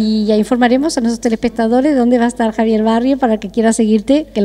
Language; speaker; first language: Spanish; native; Spanish